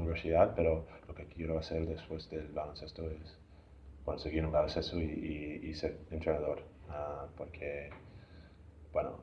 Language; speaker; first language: Spanish; non-native, fluent; English